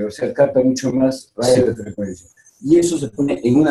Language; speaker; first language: Spanish; native; Spanish